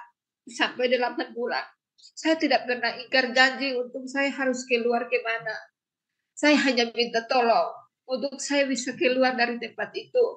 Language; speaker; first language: Indonesian; non-native, local second language; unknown